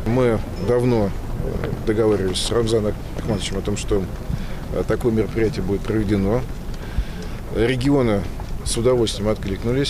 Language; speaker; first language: Russian; native; Russian